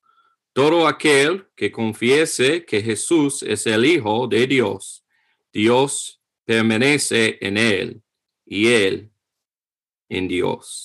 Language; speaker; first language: Spanish; non-native, fluent; English